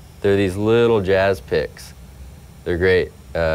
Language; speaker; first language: English; native; English